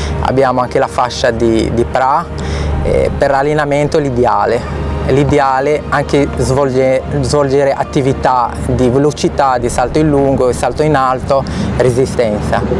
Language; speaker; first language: Italian; non-native, fluent; Arabic